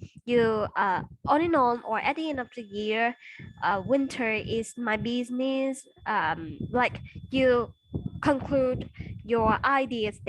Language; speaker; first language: English; non-native, fluent; Vietnamese